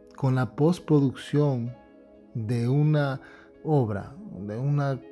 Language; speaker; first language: Spanish; early bilingual, heritage; Spanish